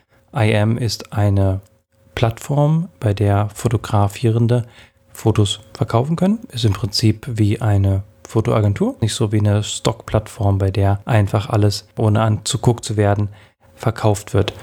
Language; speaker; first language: German; native; German